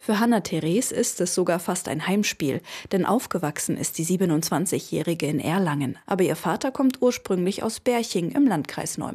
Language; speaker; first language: German; native; German